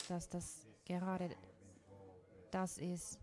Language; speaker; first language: German; non-native, fluent; Finnish